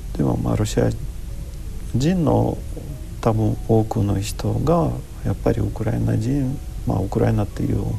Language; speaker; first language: Japanese; non-native, fluent; Ukrainian